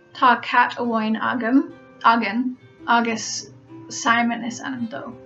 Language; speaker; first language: Irish; non-native, learner; English